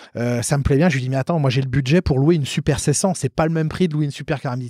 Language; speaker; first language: French; native; French